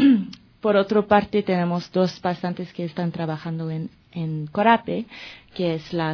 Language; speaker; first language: Spanish; non-native, fluent; French